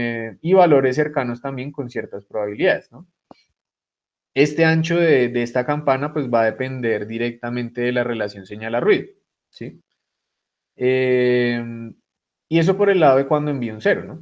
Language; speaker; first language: Spanish; native; Spanish